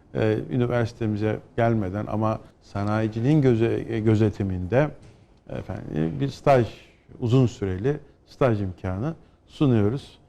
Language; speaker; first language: Turkish; native; Turkish